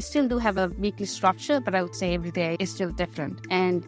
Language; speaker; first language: English; non-native, local second language; Sinhala